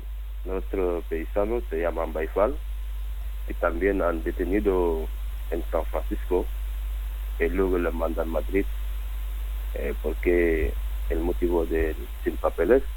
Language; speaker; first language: Spanish; non-native, learner; Wolof